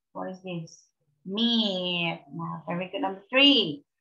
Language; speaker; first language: English; non-native, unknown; Indonesian